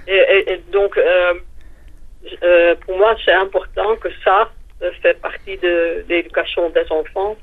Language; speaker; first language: French; non-native, fluent; Dutch